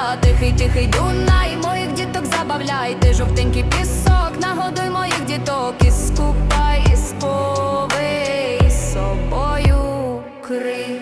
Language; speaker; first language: Ukrainian; native; Ukrainian